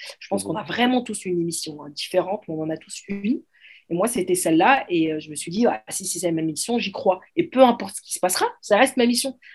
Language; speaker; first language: French; early bilingual, other home language; Arabic